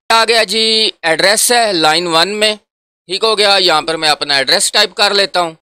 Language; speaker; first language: Urdu; non-native, local second language; Punjabi